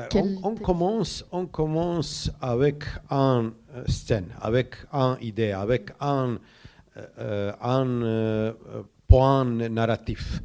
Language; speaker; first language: French; non-native, learner; Croatian